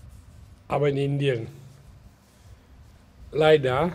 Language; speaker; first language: German; non-native, learner; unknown